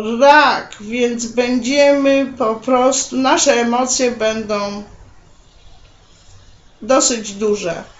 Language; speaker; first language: Polish; native; Polish